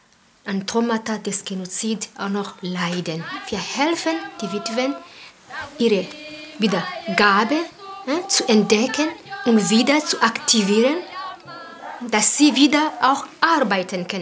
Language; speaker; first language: German; non-native, learner; Kinyarwanda